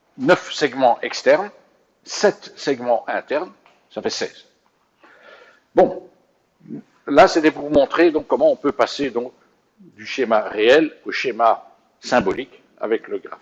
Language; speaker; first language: French; native; French